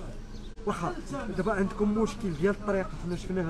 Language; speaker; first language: Arabic; native; Arabic